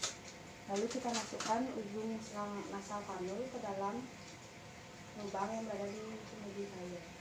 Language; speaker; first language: Indonesian; native; Indonesian